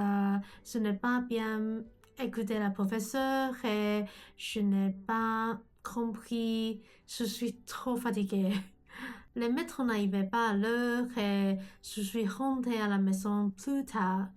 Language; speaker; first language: French; non-native, learner; Cantonese